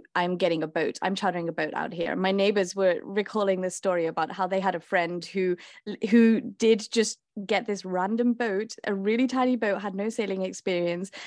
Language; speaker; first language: English; native; English